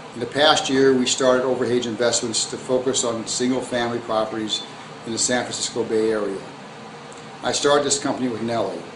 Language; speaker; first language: English; native; English